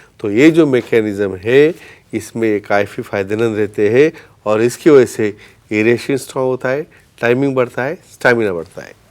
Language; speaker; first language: Hindi; non-native, local second language; Marathi